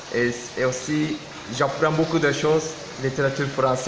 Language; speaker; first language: French; non-native, local second language; Turkish